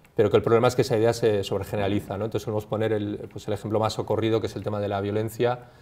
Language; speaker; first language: Spanish; native; Spanish